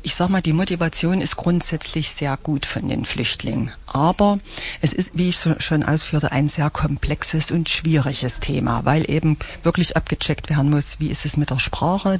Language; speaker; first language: German; native; German